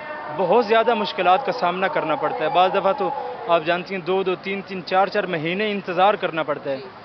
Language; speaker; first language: Urdu; native; Urdu